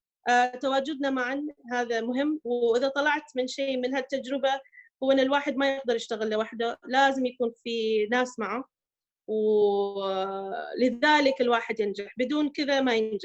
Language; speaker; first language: Arabic; native; Arabic